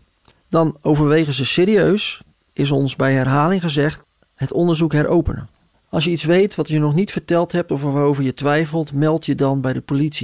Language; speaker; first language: Dutch; native; Dutch